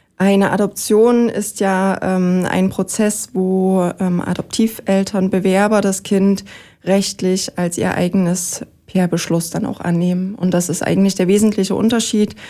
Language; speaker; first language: German; native; German